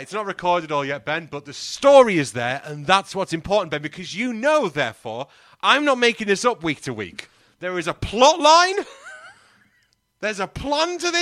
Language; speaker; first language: English; native; English